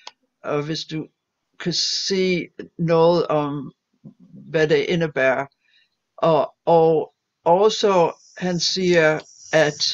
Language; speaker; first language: Danish; non-native, fluent; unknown